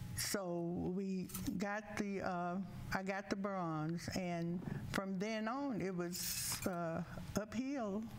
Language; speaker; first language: English; native; English